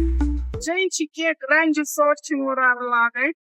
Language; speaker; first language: Portuguese; non-native, learner; Russian